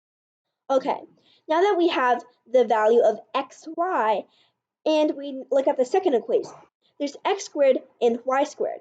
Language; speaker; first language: English; native; English